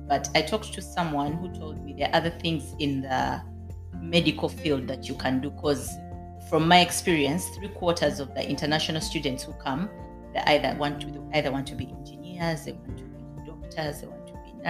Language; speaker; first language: English; non-native, local second language; Ganda